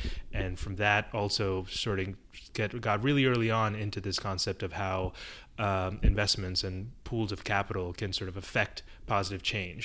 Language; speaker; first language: English; early bilingual, other home language; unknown